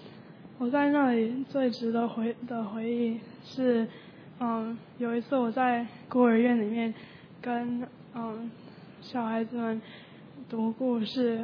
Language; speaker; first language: Chinese; early bilingual, heritage; Chinese